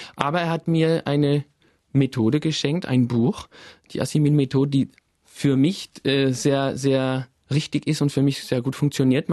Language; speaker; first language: German; non-native, fluent; French